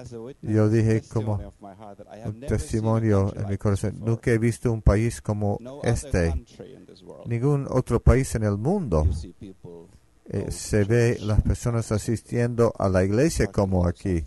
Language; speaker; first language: Spanish; non-native, fluent; Finnish